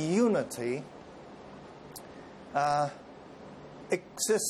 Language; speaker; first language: English; non-native, local second language; Cantonese